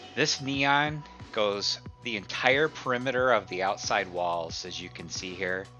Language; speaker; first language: English; native; English